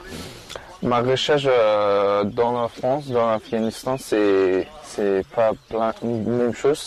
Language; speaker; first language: French; non-native, learner; Persian